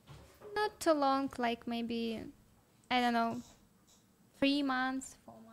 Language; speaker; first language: English; non-native, learner; Russian